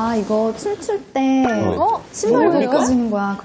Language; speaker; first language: Korean; native; Korean